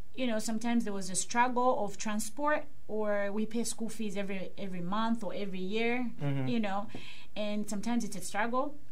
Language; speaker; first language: English; non-native, local second language; Bemba